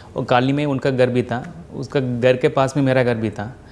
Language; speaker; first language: Hindi; non-native, local second language; Tamil